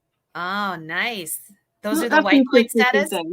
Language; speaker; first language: English; native; English